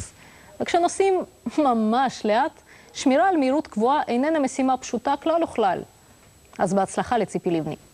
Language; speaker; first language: Hebrew; non-native, local second language; Russian